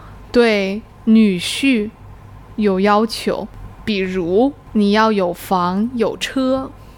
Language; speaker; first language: Chinese; native; Chinese